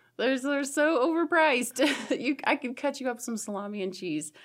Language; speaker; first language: English; native; English